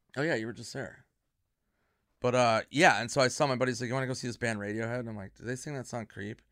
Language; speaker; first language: English; native; English